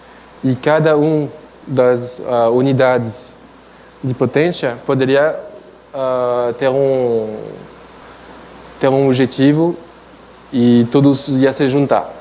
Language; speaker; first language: Portuguese; non-native, fluent; French